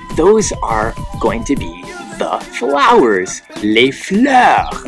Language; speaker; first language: English; native; English